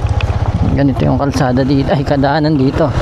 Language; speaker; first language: Filipino; native; Filipino